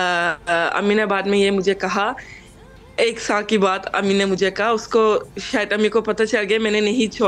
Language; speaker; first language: Hindi; non-native, fluent; Turkish